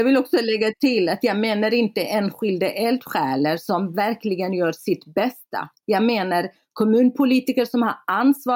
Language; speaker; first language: Swedish; non-native, fluent; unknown